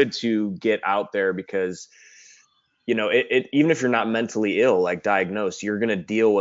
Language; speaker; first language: English; native; English